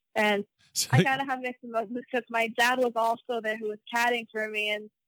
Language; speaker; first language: English; native; English